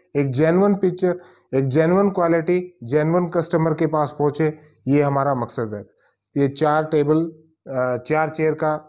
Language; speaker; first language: Hindi; native; Hindi